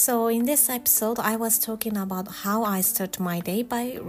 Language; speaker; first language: English; non-native, fluent; Japanese